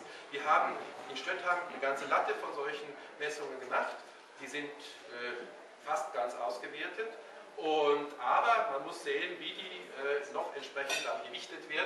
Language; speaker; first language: German; native; German